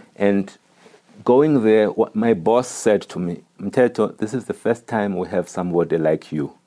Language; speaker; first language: English; non-native, local second language; Xhosa